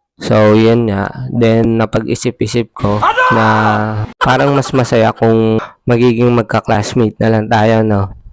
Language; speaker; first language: Filipino; native; Filipino